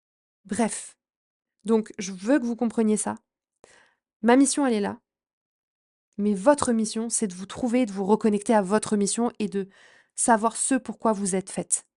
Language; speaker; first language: French; native; French